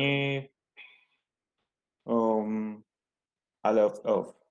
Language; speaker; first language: English; non-native, learner; Spanish